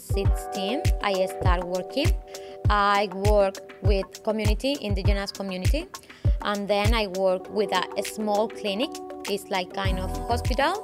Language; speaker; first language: English; non-native, learner; Spanish